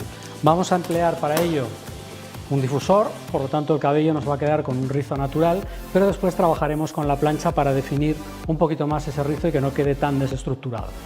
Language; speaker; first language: Spanish; native; Spanish